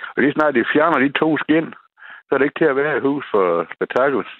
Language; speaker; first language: Danish; native; Danish